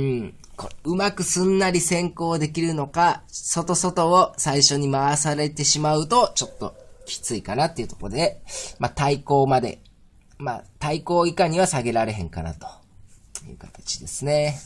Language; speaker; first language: Japanese; native; Japanese